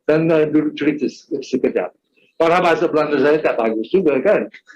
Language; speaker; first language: Indonesian; non-native, fluent; English